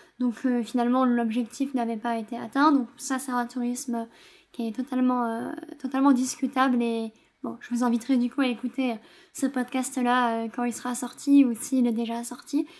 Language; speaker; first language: French; native; French